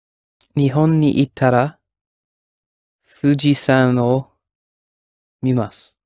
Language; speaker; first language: Japanese; non-native, learner; English